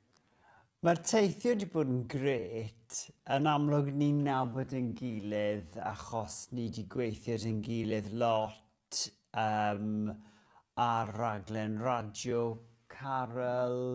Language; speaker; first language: Welsh; native; Welsh